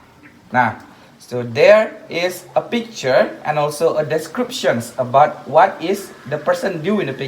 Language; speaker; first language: English; non-native, learner; Indonesian